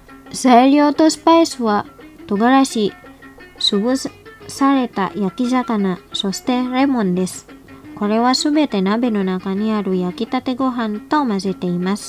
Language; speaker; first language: Japanese; non-native, fluent; Indonesian